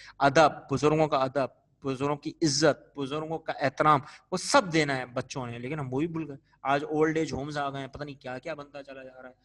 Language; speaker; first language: Urdu; native; Urdu